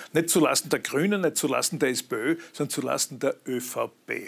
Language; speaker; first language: German; native; German